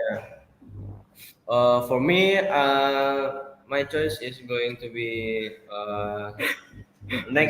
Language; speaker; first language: English; non-native, learner; Indonesian